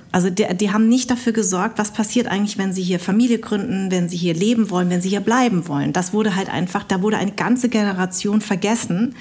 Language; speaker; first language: German; early bilingual, other home language; Vietnamese